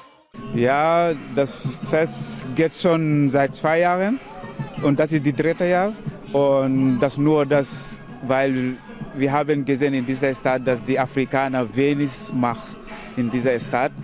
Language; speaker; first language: German; non-native, learner; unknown